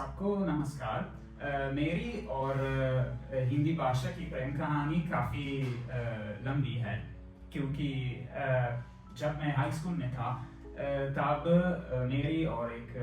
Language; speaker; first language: Hindi; non-native, fluent; Italian